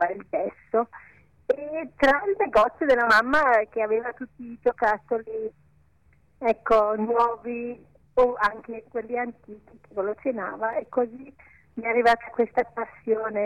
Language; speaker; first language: Italian; non-native, local second language; Ladin